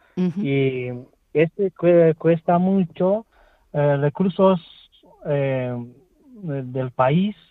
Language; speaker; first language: Spanish; non-native, learner; Swahili